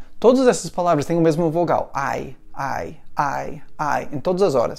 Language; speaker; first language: Portuguese; non-native, fluent; English